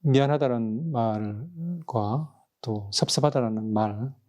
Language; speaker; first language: Korean; native; Korean